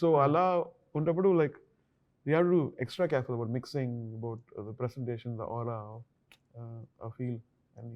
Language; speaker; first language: Telugu; non-native, learner; Tamil